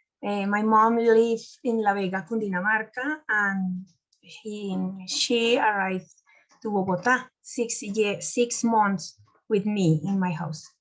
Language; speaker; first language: English; non-native, learner; Spanish